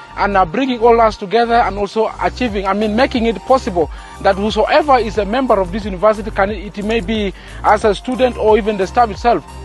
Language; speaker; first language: English; non-native, fluent; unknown